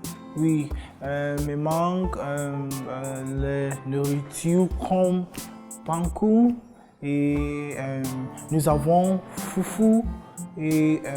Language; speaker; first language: French; non-native, learner; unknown